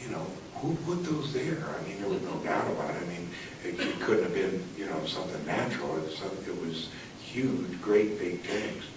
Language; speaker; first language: English; native; English